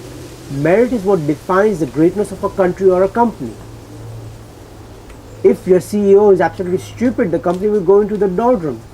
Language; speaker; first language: English; early bilingual, heritage; Gujarati